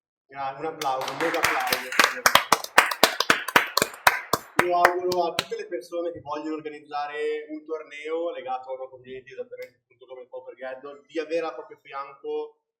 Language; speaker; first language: Italian; native; Italian